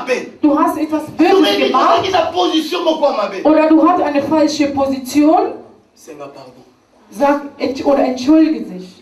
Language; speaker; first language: German; non-native, learner; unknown